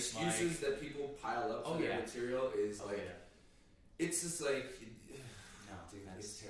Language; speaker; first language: English; native; English